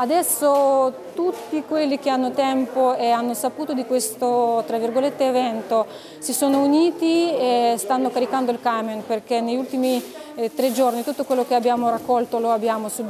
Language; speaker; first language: Italian; non-native, fluent; Ukrainian